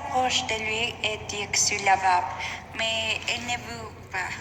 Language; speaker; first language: French; non-native, learner; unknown